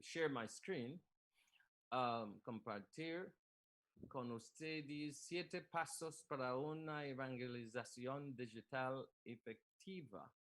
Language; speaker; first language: Spanish; non-native, learner; English